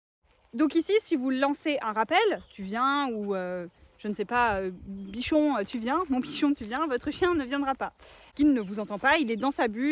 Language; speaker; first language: French; native; French